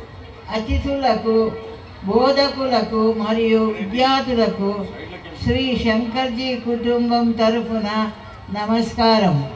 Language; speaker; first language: Telugu; native; Telugu